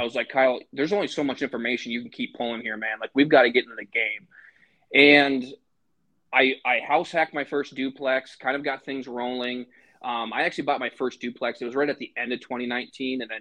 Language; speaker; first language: English; native; English